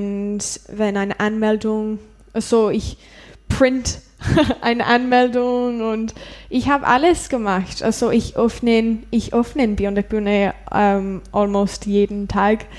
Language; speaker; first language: German; non-native, learner; English